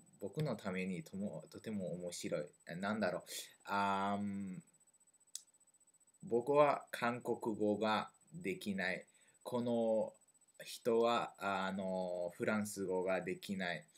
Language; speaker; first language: Japanese; non-native, learner; French